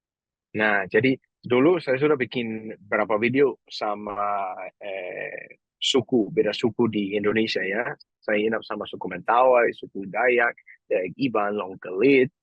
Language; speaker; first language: Indonesian; non-native, fluent; Danish